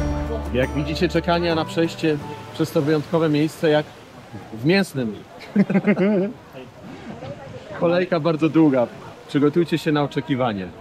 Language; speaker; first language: Polish; native; Polish